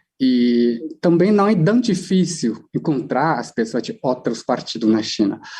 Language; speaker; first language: Portuguese; non-native, fluent; Chinese